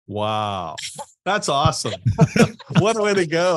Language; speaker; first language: English; native; English